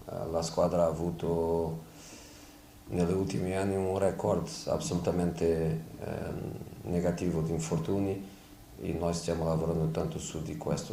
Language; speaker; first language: Italian; non-native, fluent; Portuguese